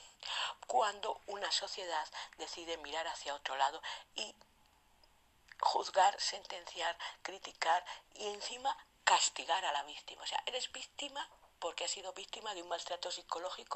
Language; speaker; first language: Spanish; native; Spanish